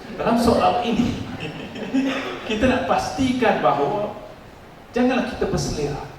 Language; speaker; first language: Malay; non-native, local second language; Tamil